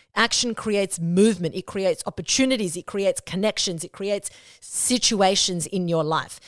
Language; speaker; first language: English; non-native, local second language; Spanish